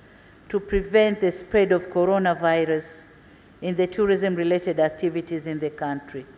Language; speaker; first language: English; non-native, local second language; Swahili